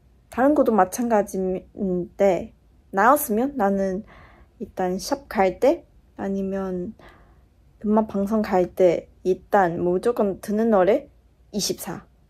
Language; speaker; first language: Korean; non-native, fluent; Chinese